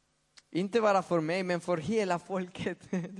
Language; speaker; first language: Swedish; non-native, fluent; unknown